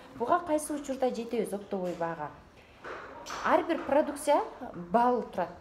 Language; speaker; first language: Russian; non-native, local second language; Kyrgyz